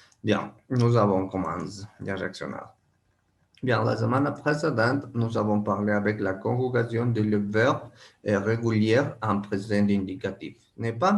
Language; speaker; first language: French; non-native, learner; Spanish